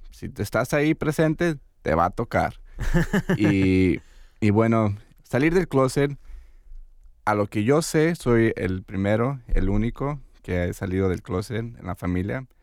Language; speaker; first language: Spanish; early bilingual, heritage; Spanish